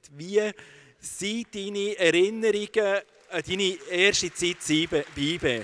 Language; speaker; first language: German; native; German